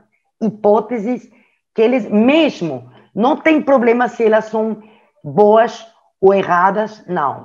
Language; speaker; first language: Portuguese; non-native, learner; French